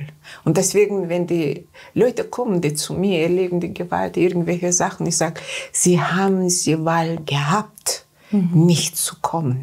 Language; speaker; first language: German; non-native, learner; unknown